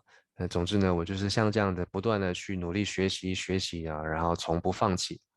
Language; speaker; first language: Chinese; native; Chinese